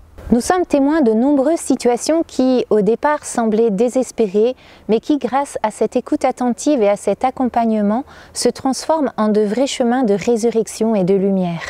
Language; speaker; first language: French; native; French